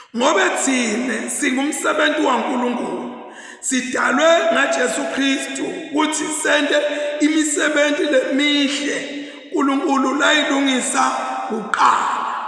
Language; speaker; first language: Zulu; non-native, local second language; Swati